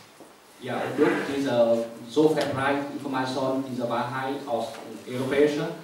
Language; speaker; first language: German; non-native, learner; Vietnamese